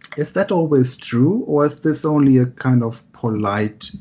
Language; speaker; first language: English; non-native, fluent; German